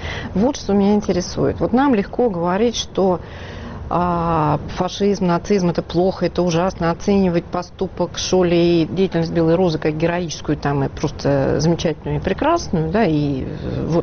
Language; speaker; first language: Russian; native; Russian